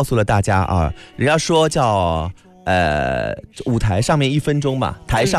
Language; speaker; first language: Chinese; non-native, local second language; Wu Chinese